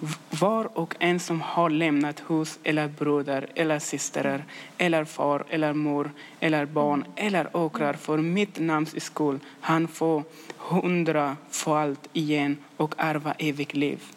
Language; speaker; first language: Swedish; non-native, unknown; Persian